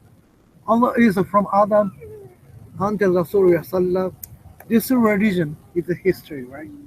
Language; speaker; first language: English; non-native, learner; Japanese